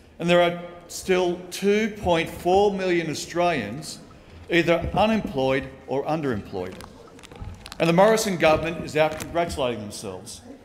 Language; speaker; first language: English; native; English